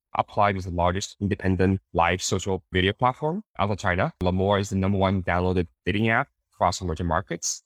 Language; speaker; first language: English; early bilingual, other home language; Chinese